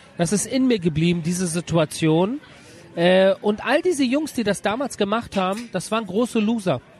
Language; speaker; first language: German; early bilingual, other home language; Persian